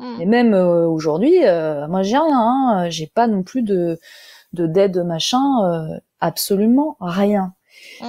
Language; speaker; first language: French; native; French